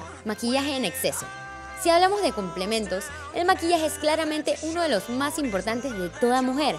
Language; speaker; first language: Spanish; native; Spanish